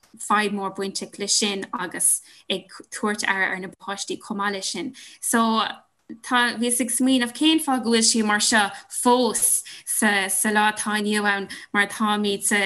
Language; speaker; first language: Irish; non-native, local second language; English